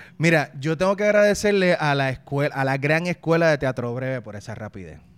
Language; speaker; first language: Spanish; native; Spanish